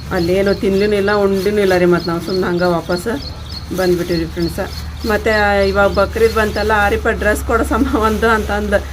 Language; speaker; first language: Kannada; native; Kannada